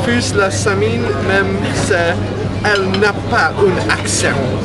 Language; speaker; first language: French; non-native, learner; English